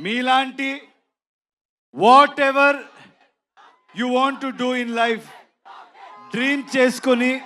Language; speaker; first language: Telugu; non-native, learner; Kannada